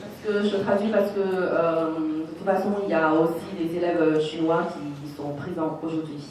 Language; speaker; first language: French; non-native, fluent; Chinese